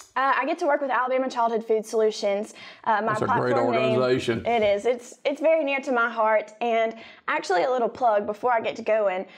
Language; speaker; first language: English; native; English